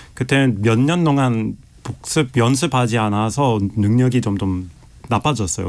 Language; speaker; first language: Korean; non-native, fluent; French